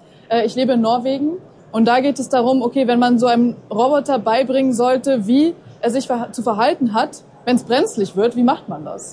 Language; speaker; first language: German; native; German